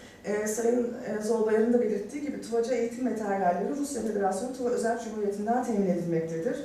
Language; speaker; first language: Turkish; native; Turkish